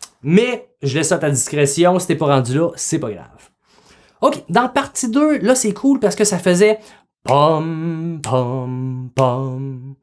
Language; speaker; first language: French; native; French